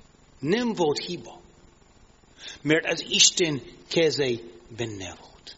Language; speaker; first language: Hungarian; non-native, fluent; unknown